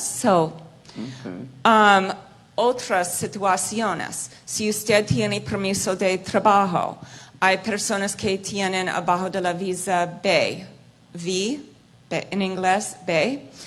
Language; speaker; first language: Spanish; non-native, fluent; English